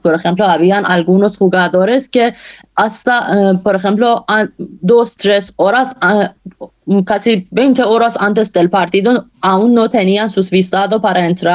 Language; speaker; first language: Spanish; non-native, fluent; Persian